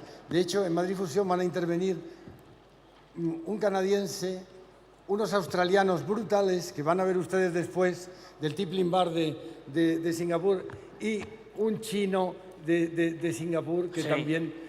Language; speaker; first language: Spanish; native; Spanish